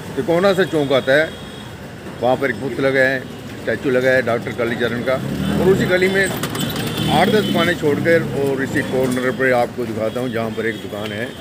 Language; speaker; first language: Hindi; non-native, local second language; Punjabi